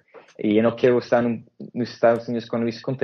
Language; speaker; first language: Portuguese; non-native, fluent; English